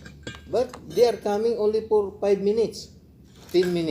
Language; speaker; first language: English; non-native, local second language; Filipino